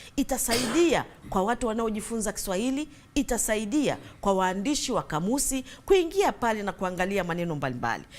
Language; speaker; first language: Swahili; native; Swahili